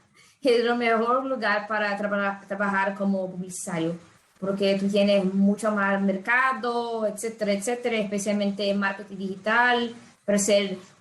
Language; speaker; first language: Spanish; non-native, fluent; Portuguese